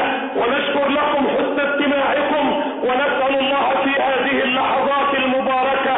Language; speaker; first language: Arabic; native; Arabic